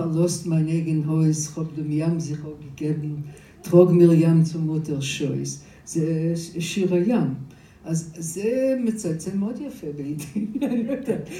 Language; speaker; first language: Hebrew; non-native, fluent; English